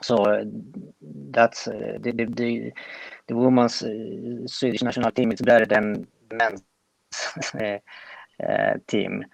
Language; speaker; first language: English; non-native, fluent; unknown